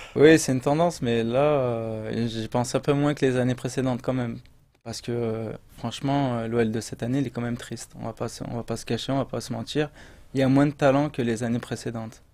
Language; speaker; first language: French; native; French